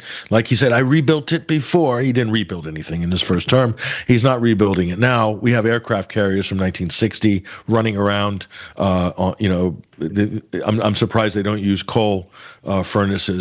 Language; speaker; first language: English; native; English